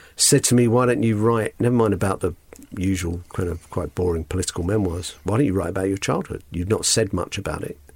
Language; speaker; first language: English; native; English